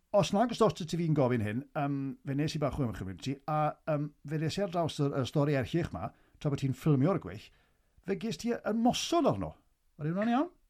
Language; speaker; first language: Welsh; native; Welsh